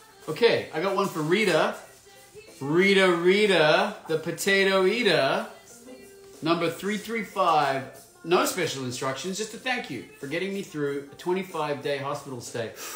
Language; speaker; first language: English; native; English